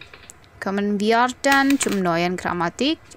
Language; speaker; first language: German; non-native, fluent; Indonesian